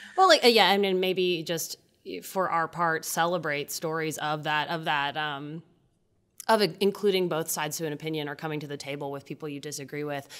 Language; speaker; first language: English; native; English